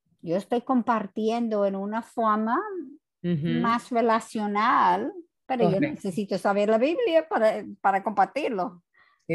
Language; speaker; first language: Spanish; non-native, fluent; English